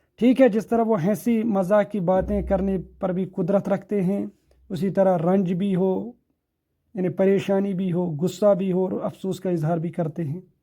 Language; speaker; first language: Urdu; non-native, local second language; Kashmiri